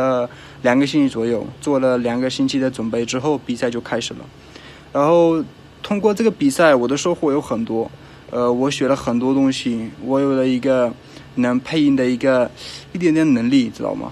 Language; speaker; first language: Chinese; non-native, fluent; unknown